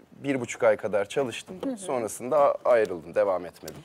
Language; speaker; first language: Turkish; native; Turkish